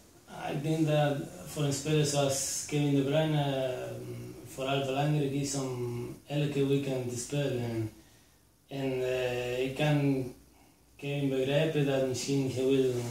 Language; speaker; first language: Dutch; non-native, fluent; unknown